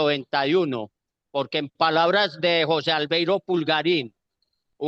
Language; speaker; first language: Spanish; native; Spanish